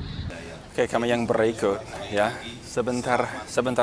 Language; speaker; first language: Indonesian; non-native, fluent; English